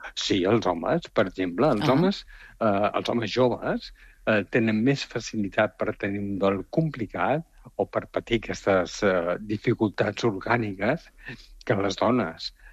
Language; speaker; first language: Catalan; native; Catalan